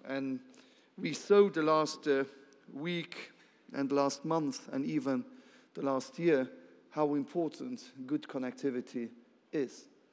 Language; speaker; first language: English; non-native, fluent; Luxembourgish